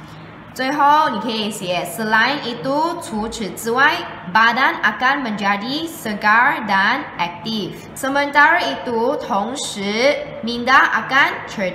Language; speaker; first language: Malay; non-native, local second language; Chinese